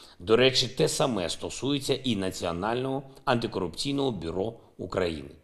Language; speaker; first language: Ukrainian; non-native, local second language; Russian